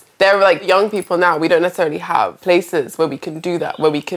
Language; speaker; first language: English; native; English